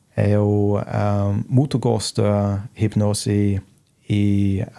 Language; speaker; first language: Portuguese; non-native, learner; English